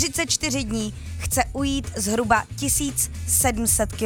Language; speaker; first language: Czech; native; Czech